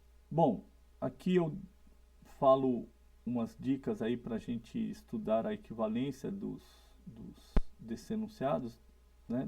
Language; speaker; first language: Portuguese; native; Portuguese